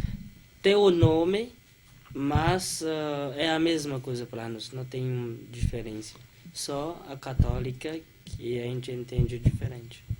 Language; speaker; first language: Portuguese; non-native, fluent; Haitian Creole